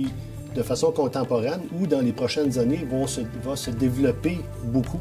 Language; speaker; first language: French; native; French